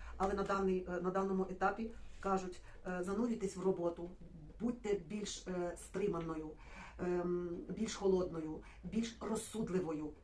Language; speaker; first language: Ukrainian; non-native, local second language; Russian